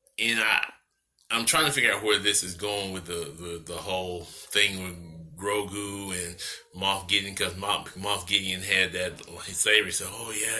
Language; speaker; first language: English; native; English